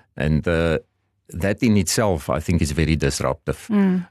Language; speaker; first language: English; non-native, local second language; Afrikaans